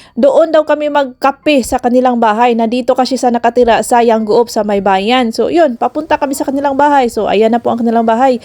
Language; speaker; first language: Filipino; non-native, local second language; Cebuano